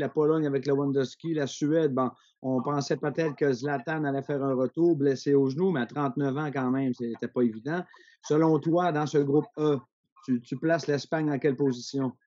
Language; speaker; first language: French; native; French